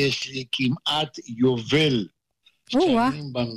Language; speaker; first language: Hebrew; non-native, fluent; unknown